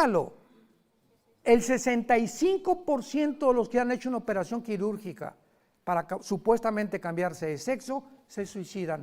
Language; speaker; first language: Spanish; native; Spanish